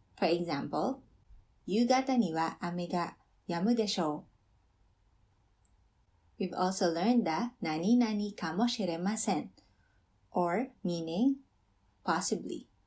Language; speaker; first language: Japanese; non-native, fluent; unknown